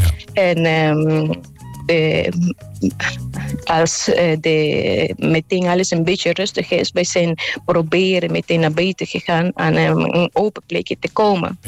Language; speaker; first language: Dutch; non-native, local second language; Papiamento